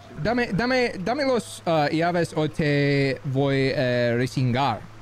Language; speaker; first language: Spanish; non-native, learner; English